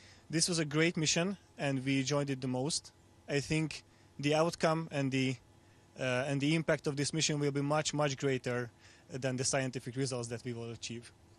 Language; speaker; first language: English; non-native, fluent; Hungarian